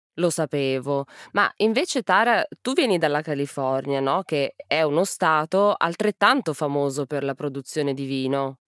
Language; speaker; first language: Italian; native; Italian